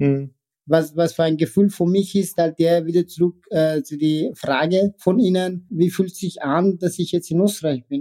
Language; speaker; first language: German; non-native, fluent; Persian